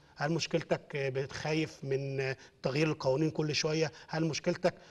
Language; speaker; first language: Arabic; native; Arabic